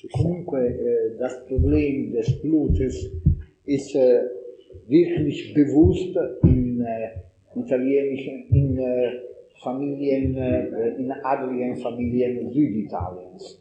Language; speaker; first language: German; non-native, learner; Italian